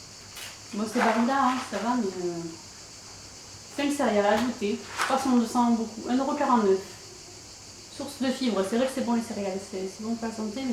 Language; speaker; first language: French; native; French